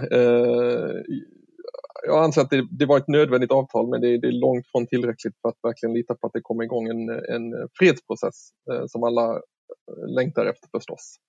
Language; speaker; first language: Swedish; native; Swedish